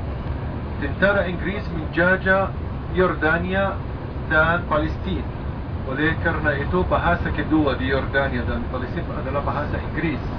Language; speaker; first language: Indonesian; non-native, fluent; Arabic